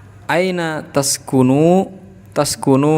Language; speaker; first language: Arabic; non-native, learner; Indonesian